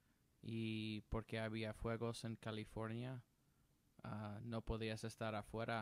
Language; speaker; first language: Spanish; non-native, learner; English